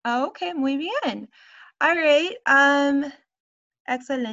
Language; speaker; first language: Spanish; non-native, fluent; English